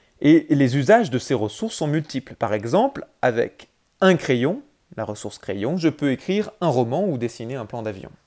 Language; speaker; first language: French; native; French